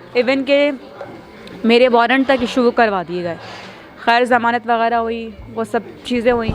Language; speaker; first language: Urdu; native; Urdu